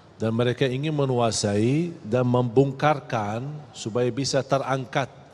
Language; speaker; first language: Malay; non-native, fluent; Arabic